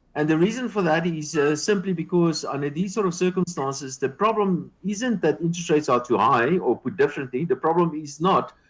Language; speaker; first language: English; non-native, local second language; Afrikaans